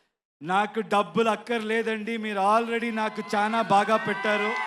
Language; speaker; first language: Telugu; non-native, learner; Kannada